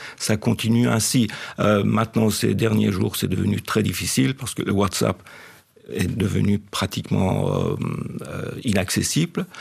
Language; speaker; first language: French; non-native, fluent; Persian